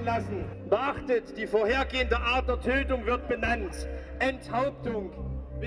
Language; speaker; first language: German; native; German